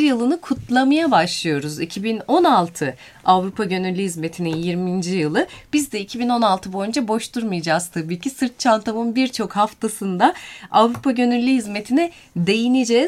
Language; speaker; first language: Turkish; native; Turkish